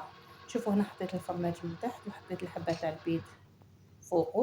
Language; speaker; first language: Arabic; native; Arabic